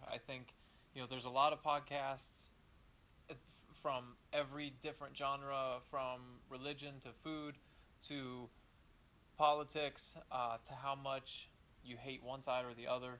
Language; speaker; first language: English; native; English